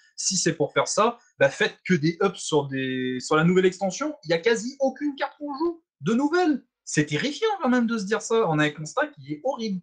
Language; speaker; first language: French; native; French